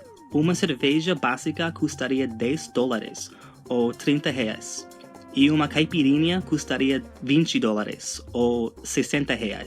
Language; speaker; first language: Portuguese; non-native, fluent; English